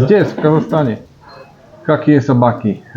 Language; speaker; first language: Russian; non-native, learner; Slovak